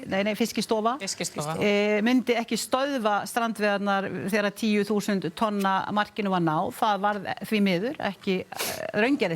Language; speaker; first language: Icelandic; native; Icelandic